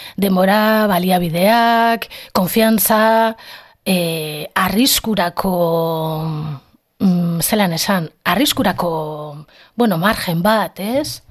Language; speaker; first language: Basque; non-native, local second language; Spanish